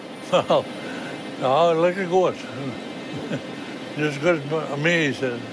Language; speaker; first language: English; non-native, fluent; Western Frisian